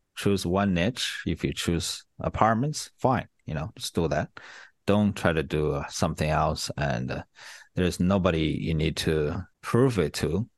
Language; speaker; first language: English; non-native, fluent; Chinese